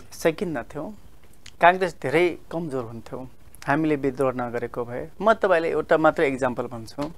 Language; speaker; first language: Nepali; non-native, local second language; Dangaura Tharu